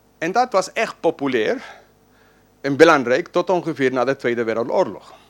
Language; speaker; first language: Dutch; non-native, fluent; English